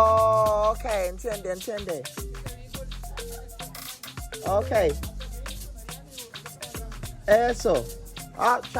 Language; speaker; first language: Spanish; non-native, learner; English